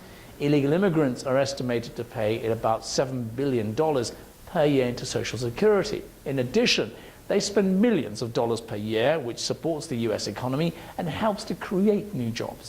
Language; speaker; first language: English; native; English